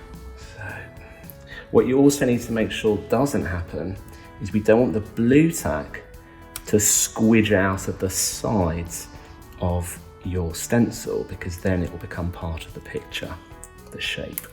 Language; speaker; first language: English; native; English